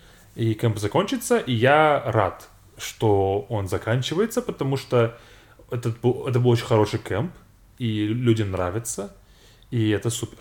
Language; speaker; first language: Russian; non-native, fluent; English